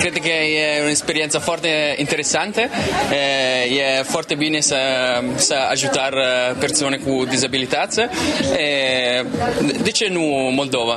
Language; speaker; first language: Romanian; non-native, learner; Italian